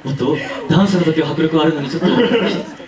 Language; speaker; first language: Japanese; native; Japanese